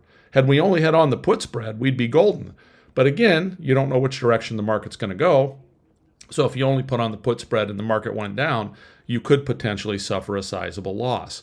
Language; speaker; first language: English; native; English